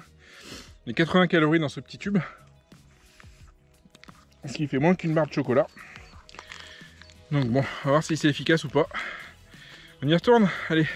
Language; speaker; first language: French; native; French